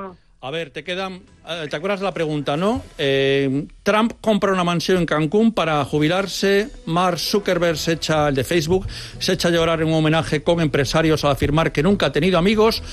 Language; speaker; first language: Spanish; native; Spanish